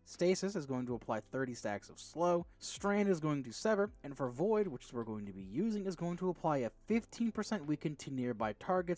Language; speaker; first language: English; native; English